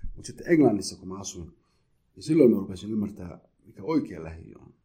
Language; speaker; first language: Finnish; early bilingual, other home language; Somali